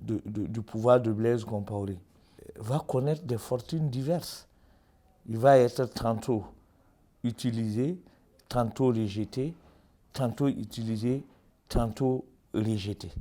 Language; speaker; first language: French; native; French